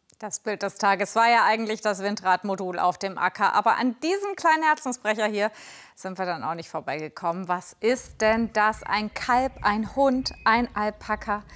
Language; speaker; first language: German; native; German